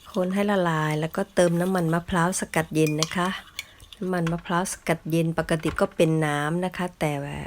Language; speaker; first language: Thai; native; Thai